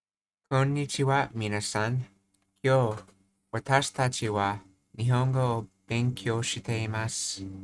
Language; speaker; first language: Japanese; non-native, learner; English